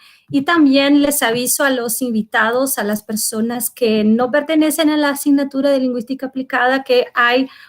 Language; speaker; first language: Spanish; non-native, fluent; Portuguese